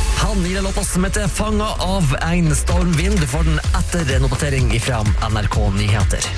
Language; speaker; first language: Norwegian; native; Norwegian